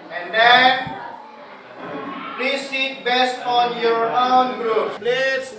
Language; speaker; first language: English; non-native, fluent; Indonesian